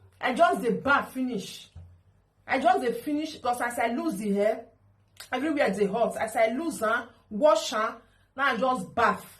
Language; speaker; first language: Nigerian Pidgin; non-native, local second language; Bini